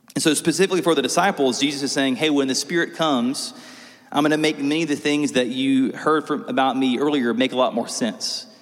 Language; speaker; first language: English; native; English